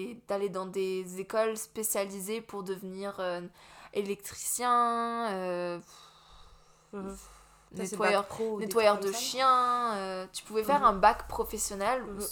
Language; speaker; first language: French; native; French